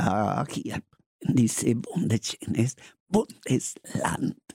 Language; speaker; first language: German; non-native, learner; Spanish